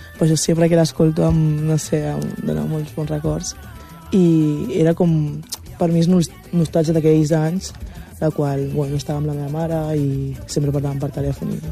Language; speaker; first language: Catalan; early bilingual, other home language; Wolof